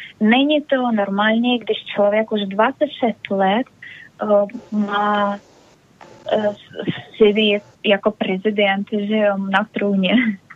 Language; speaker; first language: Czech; non-native, learner; Russian